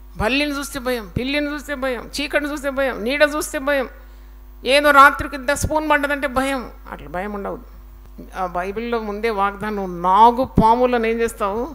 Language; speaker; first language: Telugu; native; Telugu